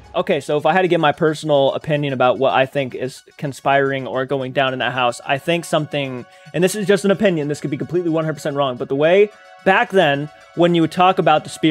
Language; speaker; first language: English; native; English